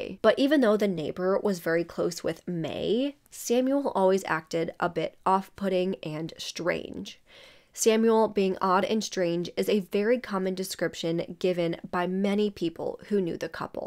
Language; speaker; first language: English; native; English